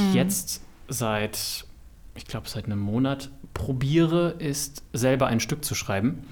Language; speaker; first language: German; native; German